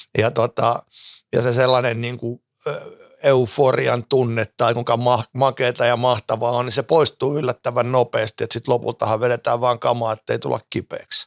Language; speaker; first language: Finnish; native; Finnish